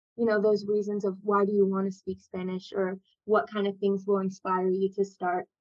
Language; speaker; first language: English; native; English